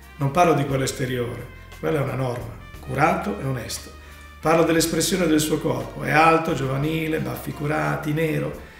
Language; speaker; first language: Italian; native; Italian